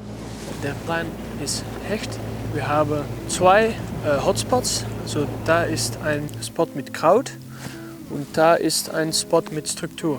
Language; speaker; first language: German; non-native, learner; Dutch